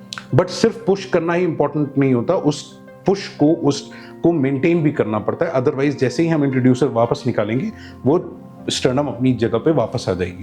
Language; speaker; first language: Hindi; native; Hindi